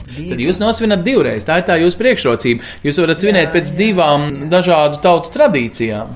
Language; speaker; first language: Latvian; native; Latvian